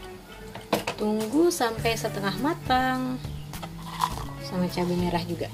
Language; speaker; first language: Indonesian; native; Indonesian